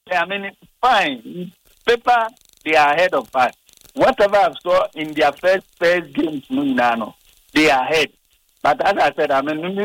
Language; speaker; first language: English; non-native, local second language; Akan